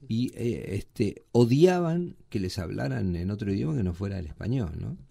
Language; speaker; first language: Spanish; native; Spanish